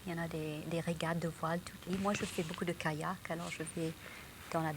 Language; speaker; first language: French; non-native, local second language; English